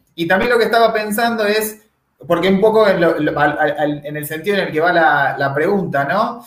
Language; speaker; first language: Spanish; native; Spanish